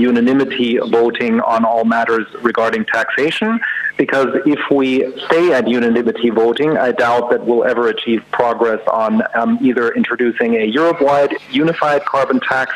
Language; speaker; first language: English; non-native, fluent; German